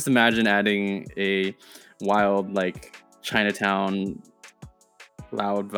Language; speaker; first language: English; early bilingual, other home language; Chinese